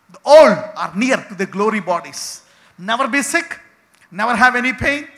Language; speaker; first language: English; non-native, local second language; Telugu